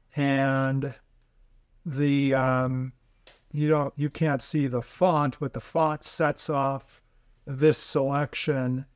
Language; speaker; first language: English; native; English